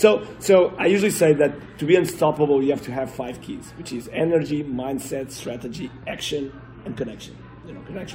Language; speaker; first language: English; non-native, fluent; Portuguese